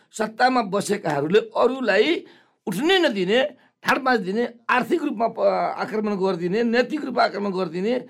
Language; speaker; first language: Nepali; non-native, local second language; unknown